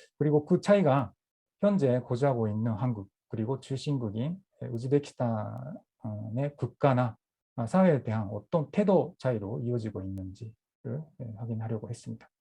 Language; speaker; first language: Korean; non-native, fluent; Japanese